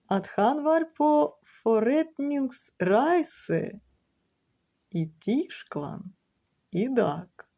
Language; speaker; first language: Norwegian; non-native, learner; Ukrainian